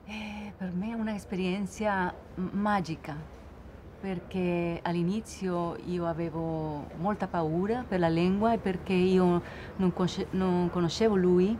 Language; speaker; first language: Italian; non-native, learner; Spanish